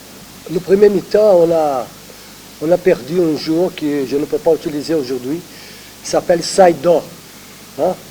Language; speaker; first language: French; non-native, learner; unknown